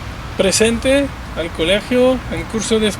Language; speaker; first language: Spanish; non-native, learner; French